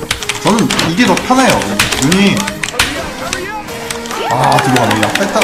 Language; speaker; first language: Korean; native; Korean